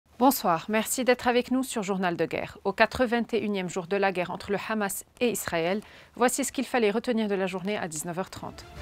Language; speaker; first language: French; non-native, local second language; Arabic